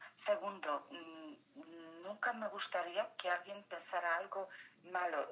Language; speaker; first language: Spanish; non-native, fluent; Polish